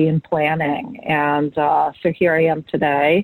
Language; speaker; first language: English; native; English